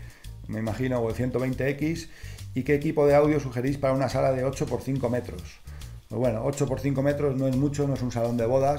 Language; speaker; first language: Spanish; native; Spanish